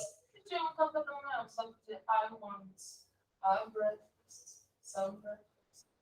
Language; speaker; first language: Portuguese; non-native, local second language; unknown